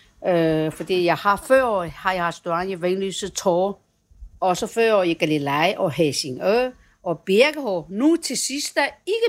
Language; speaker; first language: Danish; non-native, learner; Chinese